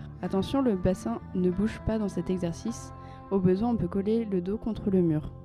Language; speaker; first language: French; native; French